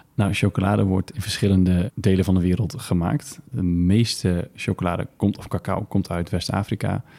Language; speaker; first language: Dutch; early bilingual, other home language; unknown